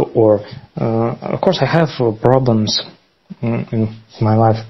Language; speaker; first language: English; non-native, learner; Russian